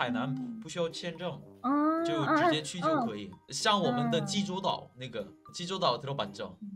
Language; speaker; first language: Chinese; non-native, fluent; Korean